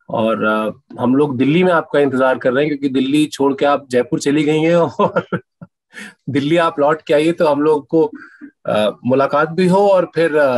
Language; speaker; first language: Hindi; native; Hindi